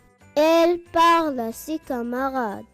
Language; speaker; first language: French; non-native, learner; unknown